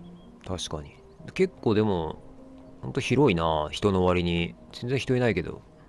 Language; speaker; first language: Japanese; native; Japanese